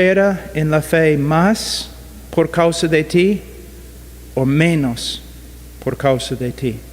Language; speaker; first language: Spanish; non-native, fluent; English